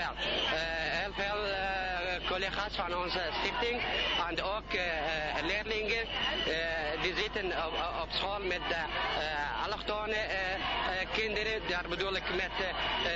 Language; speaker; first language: Dutch; non-native, fluent; Kurdish